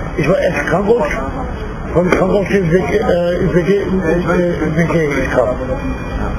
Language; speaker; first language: German; non-native, learner; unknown